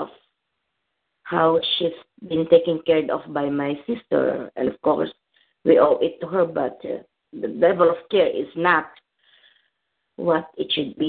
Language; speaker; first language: English; non-native, local second language; Filipino